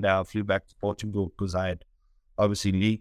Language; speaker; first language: English; native; English